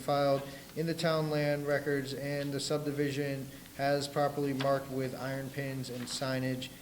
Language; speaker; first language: English; native; English